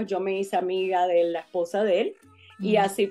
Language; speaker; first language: Spanish; native; Spanish